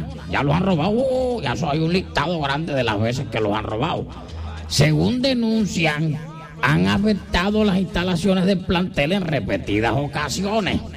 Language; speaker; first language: Spanish; native; Spanish